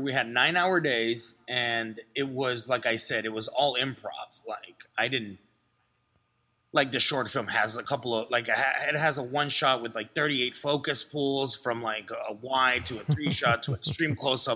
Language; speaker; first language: English; early bilingual, other home language; Spanish